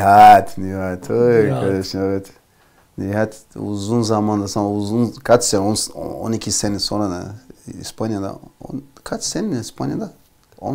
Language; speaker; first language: Turkish; non-native, learner; Portuguese